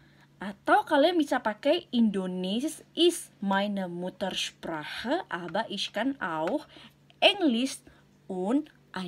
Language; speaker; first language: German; non-native, learner; Indonesian